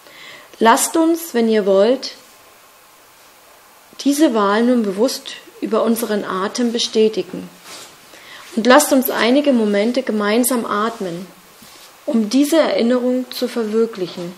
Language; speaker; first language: German; native; German